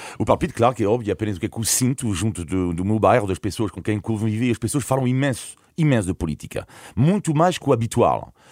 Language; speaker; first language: Portuguese; non-native, fluent; French